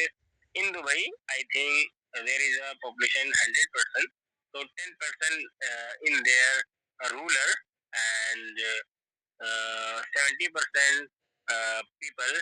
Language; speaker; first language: English; non-native, learner; Hindi